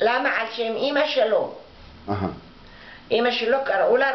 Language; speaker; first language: Hebrew; non-native, fluent; Arabic